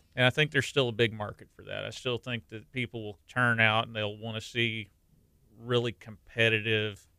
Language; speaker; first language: English; native; English